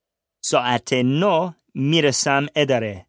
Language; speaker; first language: Persian; non-native, learner; English